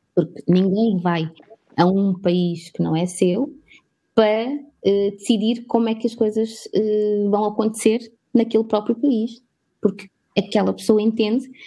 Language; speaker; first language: Portuguese; native; Portuguese